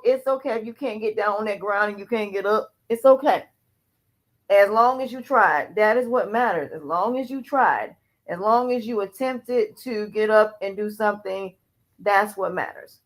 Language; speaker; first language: English; native; English